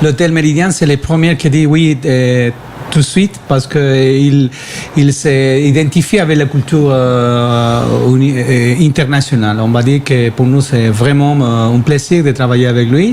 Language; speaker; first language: French; non-native, fluent; Spanish